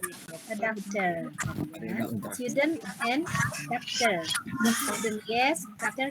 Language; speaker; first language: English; non-native, fluent; Indonesian